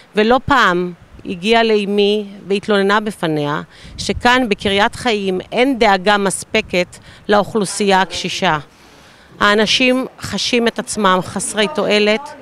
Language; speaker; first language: Hebrew; native; Hebrew